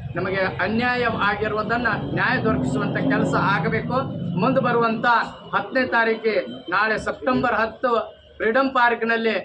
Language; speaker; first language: Kannada; non-native, local second language; Lambadi